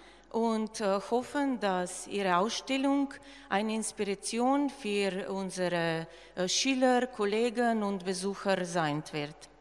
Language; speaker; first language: German; non-native, fluent; Slovenian